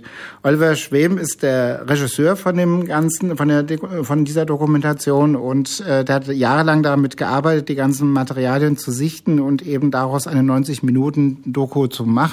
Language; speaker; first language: German; native; German